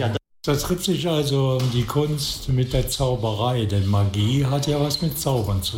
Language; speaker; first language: German; native; German